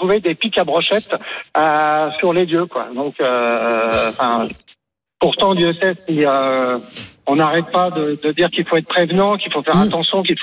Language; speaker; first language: French; native; French